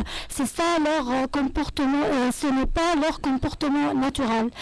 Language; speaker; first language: French; non-native, fluent; Arabic